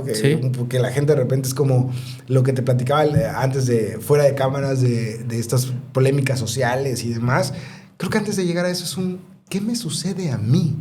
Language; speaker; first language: Spanish; native; Spanish